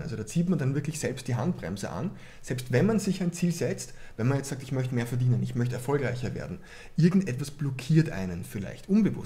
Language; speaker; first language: German; native; German